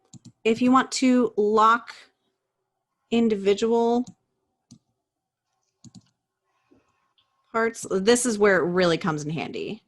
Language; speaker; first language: English; native; English